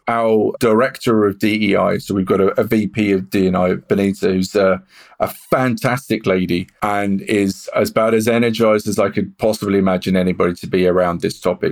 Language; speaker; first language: English; native; English